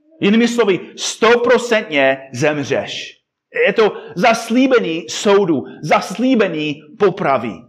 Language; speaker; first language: Czech; non-native, fluent; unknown